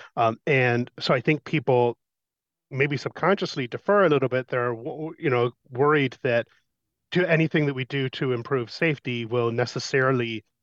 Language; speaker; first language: English; native; English